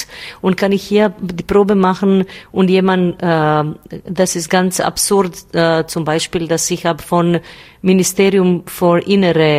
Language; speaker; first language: German; non-native, learner; Bosnian